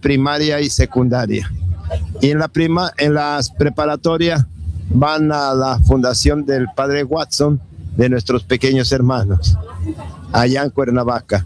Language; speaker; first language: Spanish; native; Spanish